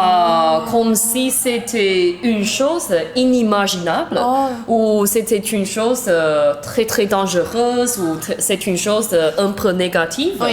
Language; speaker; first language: French; non-native, learner; Chinese